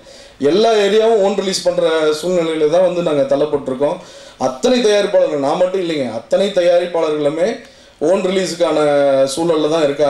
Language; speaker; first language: Tamil; native; Tamil